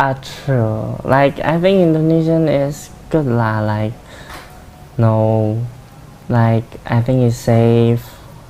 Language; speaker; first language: English; non-native, learner; Chinese